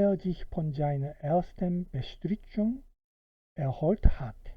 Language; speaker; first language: German; non-native, fluent; Korean